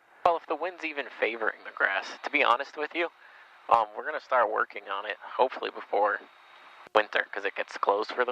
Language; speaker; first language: English; native; English